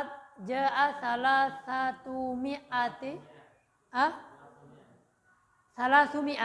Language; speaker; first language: Arabic; non-native, fluent; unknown